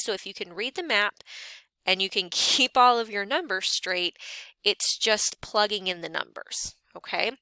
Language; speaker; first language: English; native; English